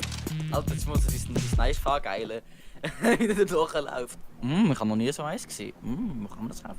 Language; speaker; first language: German; native; German